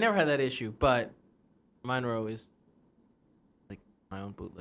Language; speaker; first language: English; native; English